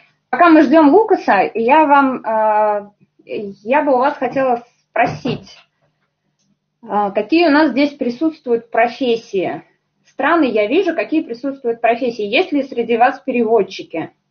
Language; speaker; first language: Russian; native; Russian